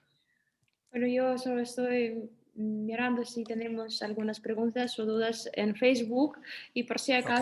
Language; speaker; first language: Spanish; non-native, fluent; Russian